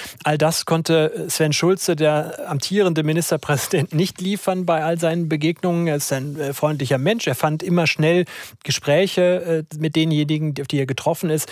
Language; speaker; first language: German; native; German